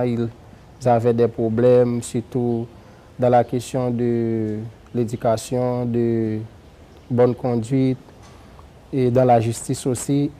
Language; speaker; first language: French; non-native, local second language; Haitian Creole